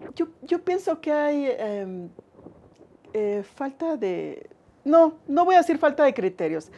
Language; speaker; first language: Spanish; native; Spanish